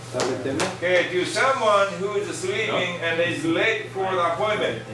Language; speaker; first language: English; non-native, fluent; Japanese